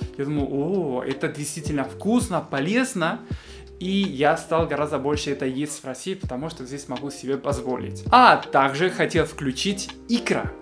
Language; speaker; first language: Russian; non-native, fluent; Spanish